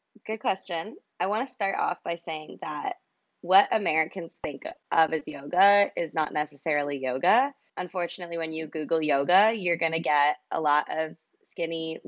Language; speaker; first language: English; native; English